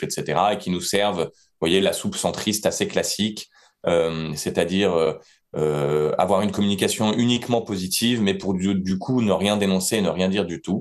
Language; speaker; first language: French; native; French